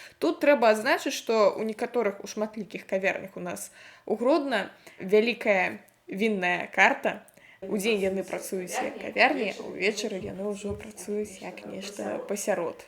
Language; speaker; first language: Belarusian; non-native, local second language; Russian